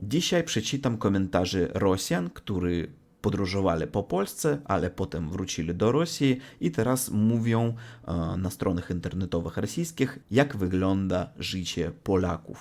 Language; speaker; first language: Polish; non-native, learner; Russian